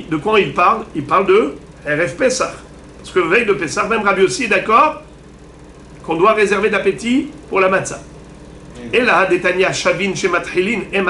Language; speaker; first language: French; native; French